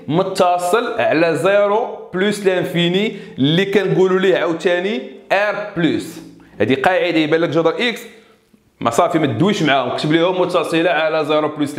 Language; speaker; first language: Arabic; native; Arabic